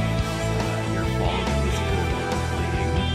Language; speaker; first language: English; native; English